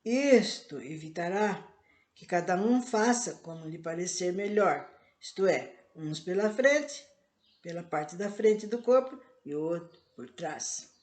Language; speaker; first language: Portuguese; native; Portuguese